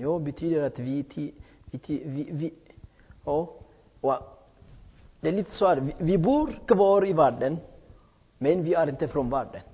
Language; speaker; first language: Swedish; non-native, fluent; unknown